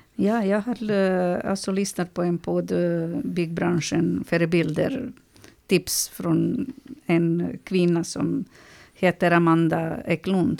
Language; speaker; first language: Swedish; non-native, learner; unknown